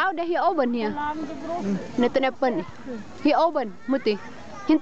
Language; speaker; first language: German; non-native, learner; Thai